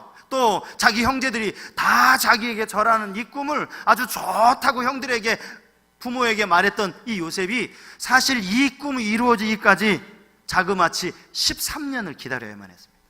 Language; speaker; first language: Korean; native; Korean